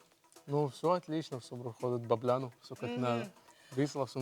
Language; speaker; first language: Russian; non-native, fluent; Arabic